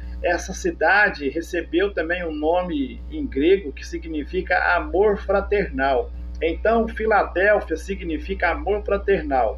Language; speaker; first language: Portuguese; native; Portuguese